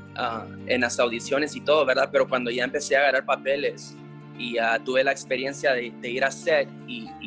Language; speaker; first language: Spanish; early bilingual, heritage; Spanish